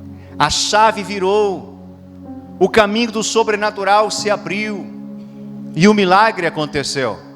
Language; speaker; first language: Portuguese; native; Portuguese